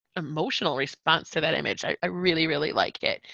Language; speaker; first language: English; native; English